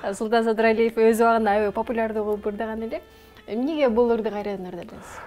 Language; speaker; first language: Kyrgyz; native; Kyrgyz